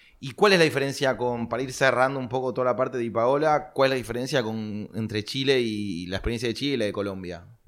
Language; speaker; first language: Spanish; native; Spanish